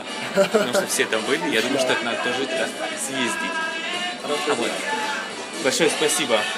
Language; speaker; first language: Russian; native; Russian